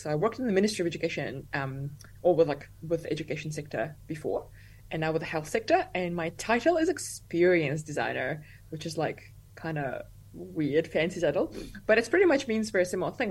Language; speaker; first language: English; non-native, fluent; Russian